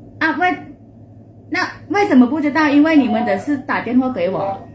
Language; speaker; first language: Chinese; non-native, learner; Thai